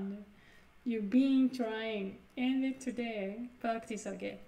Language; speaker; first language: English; non-native, fluent; Japanese